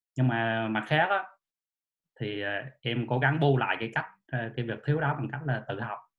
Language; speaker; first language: Vietnamese; native; Vietnamese